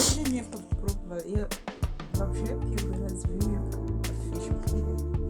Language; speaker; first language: Russian; non-native, learner; English